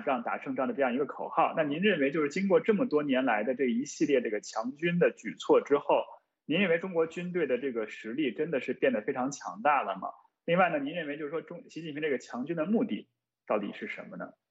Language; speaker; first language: Chinese; native; Chinese